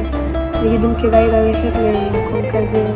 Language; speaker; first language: Hebrew; native; Hebrew